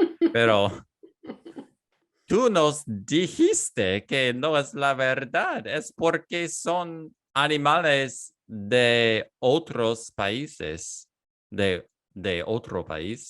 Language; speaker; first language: Spanish; non-native, learner; English